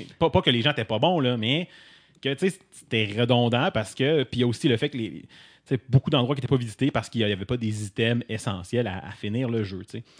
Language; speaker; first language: French; native; French